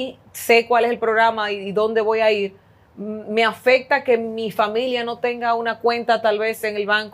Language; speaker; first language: Spanish; native; Spanish